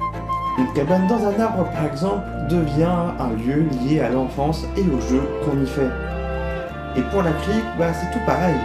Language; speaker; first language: French; native; French